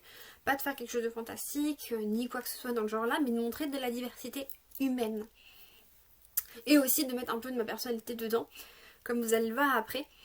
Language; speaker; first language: French; native; French